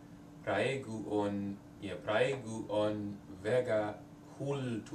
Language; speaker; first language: Estonian; non-native, learner; English